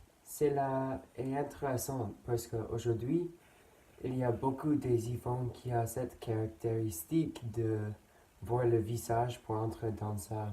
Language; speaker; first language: French; non-native, learner; English